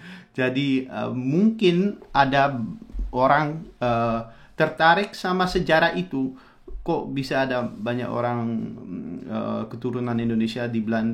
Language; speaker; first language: Indonesian; non-native, fluent; Dutch